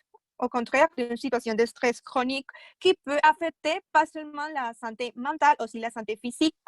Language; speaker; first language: French; non-native, fluent; Spanish